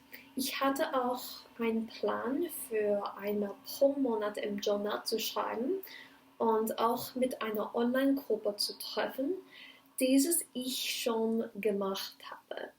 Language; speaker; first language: German; non-native, learner; English